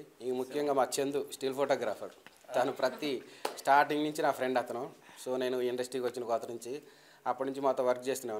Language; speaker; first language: Telugu; native; Telugu